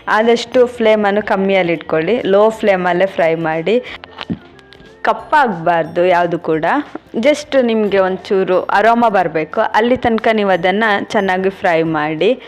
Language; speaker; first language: Kannada; non-native, local second language; Tulu